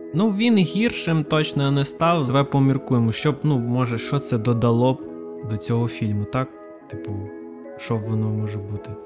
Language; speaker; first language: Ukrainian; non-native, local second language; Russian